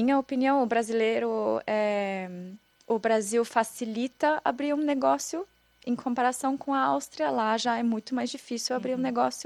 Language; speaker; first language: Portuguese; non-native, fluent; German